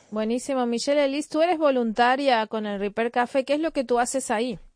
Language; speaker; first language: Spanish; native; Spanish